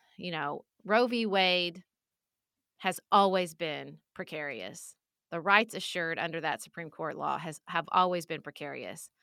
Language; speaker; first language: English; native; English